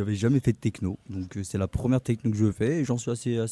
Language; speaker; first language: French; native; French